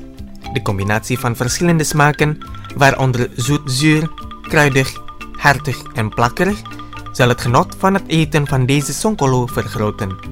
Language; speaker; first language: Dutch; non-native, fluent; Indonesian